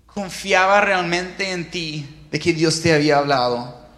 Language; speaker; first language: Spanish; non-native, fluent; English